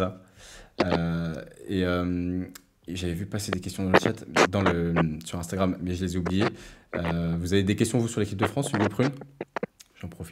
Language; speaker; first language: French; native; French